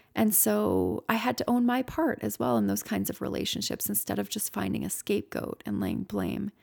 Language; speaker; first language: English; native; English